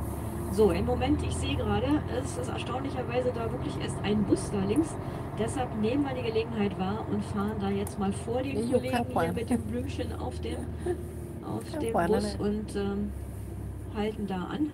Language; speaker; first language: German; native; German